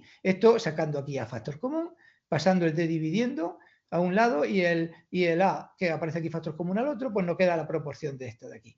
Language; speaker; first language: Spanish; native; Spanish